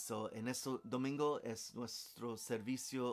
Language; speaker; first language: Spanish; non-native, learner; English